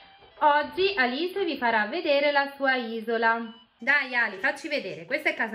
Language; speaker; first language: Italian; native; Italian